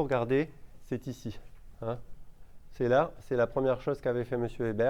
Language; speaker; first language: French; native; French